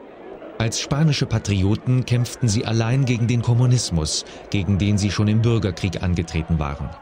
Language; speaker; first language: German; native; German